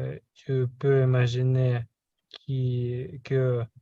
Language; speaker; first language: French; non-native, learner; Russian